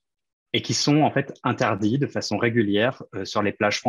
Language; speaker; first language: French; native; French